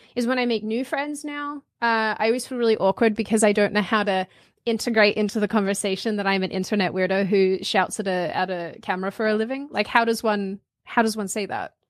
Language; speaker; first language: English; native; English